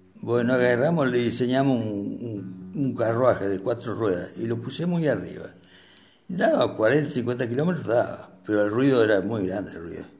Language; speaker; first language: Spanish; native; Spanish